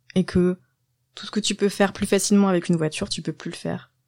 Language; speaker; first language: French; native; French